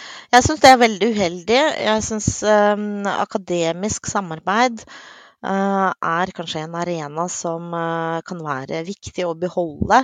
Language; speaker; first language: Norwegian; non-native, fluent; Russian